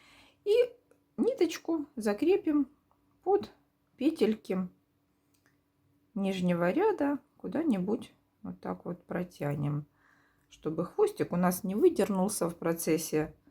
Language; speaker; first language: Russian; native; Russian